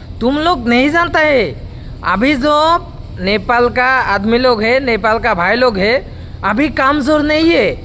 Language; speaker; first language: Hindi; non-native, learner; Bangla